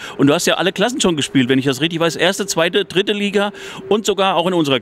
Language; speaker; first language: German; native; German